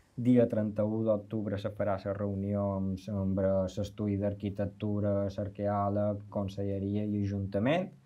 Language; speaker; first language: Catalan; native; Catalan